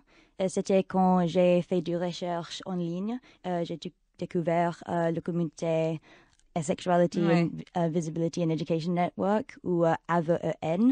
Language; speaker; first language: French; non-native, local second language; English